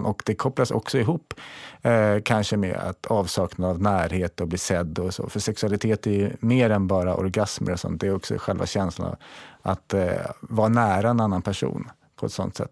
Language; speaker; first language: Swedish; native; Swedish